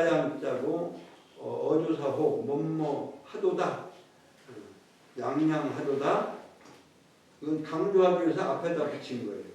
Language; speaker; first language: Korean; native; Korean